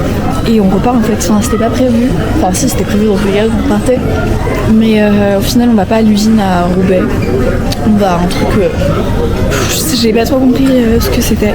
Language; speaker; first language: French; native; French